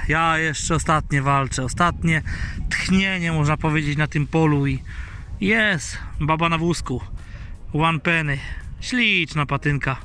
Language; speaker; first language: Polish; native; Polish